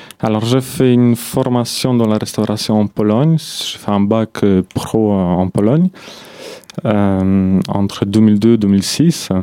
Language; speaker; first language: French; non-native, fluent; Polish